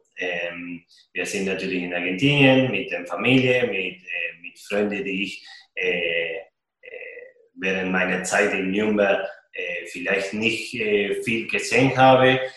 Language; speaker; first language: German; non-native, fluent; Spanish